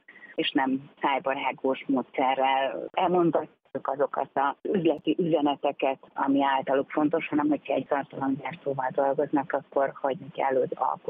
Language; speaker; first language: Hungarian; native; Hungarian